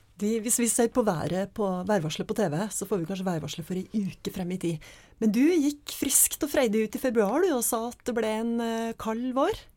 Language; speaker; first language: Norwegian; native; Norwegian